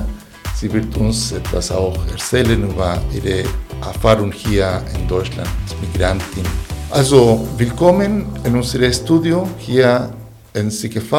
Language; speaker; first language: German; non-native, fluent; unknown